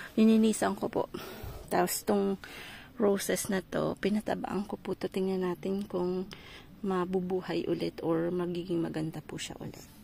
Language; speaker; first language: Filipino; non-native, local second language; Bikol